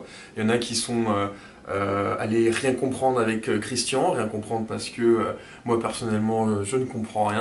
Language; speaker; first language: French; native; French